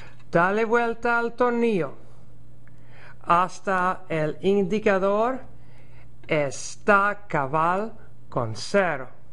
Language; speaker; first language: Spanish; non-native, learner; English